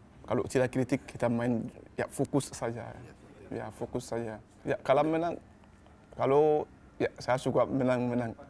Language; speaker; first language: Malay; non-native, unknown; Bambara